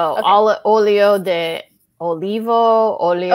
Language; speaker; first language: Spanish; non-native, learner; English